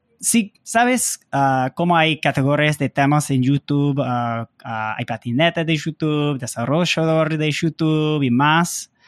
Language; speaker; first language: Spanish; non-native, learner; English